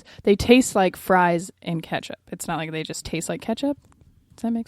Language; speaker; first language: English; native; English